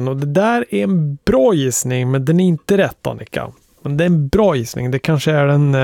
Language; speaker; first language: Swedish; native; Swedish